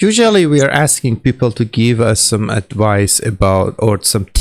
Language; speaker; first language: English; non-native, learner; Persian